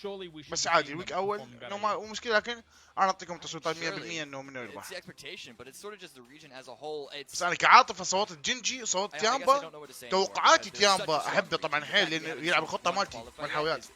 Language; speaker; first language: Arabic; native; Arabic